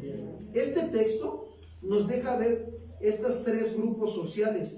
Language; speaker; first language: Spanish; native; Spanish